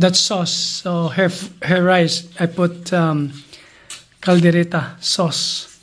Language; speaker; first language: English; non-native, local second language; Filipino